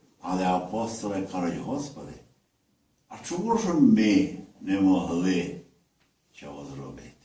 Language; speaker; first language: Ukrainian; early bilingual, heritage; Ukrainian